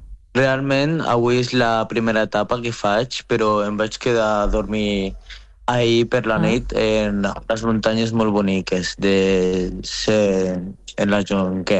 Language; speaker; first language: Catalan; non-native, fluent; Arabic